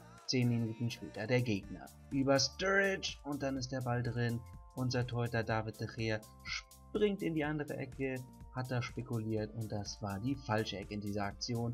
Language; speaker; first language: German; native; German